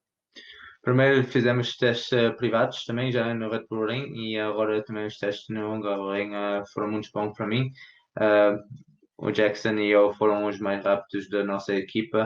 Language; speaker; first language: Portuguese; early bilingual, heritage; Portuguese